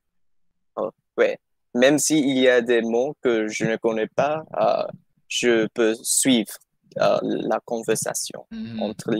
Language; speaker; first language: French; non-native, learner; English